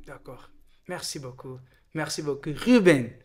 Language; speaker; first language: French; non-native, fluent; Portuguese